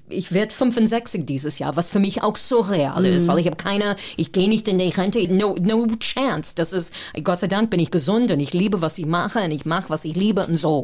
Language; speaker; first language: German; non-native, fluent; English